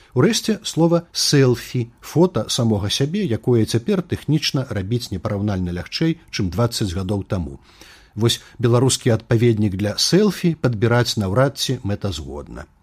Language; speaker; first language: Belarusian; native; Belarusian